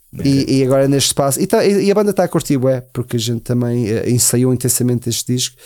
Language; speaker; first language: Portuguese; early bilingual, heritage; Portuguese